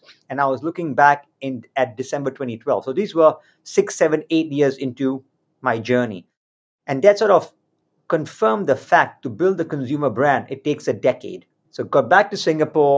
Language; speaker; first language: English; native; English